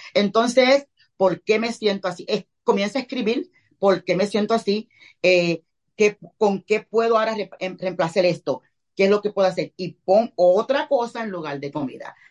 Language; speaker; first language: Spanish; early bilingual, heritage; Spanish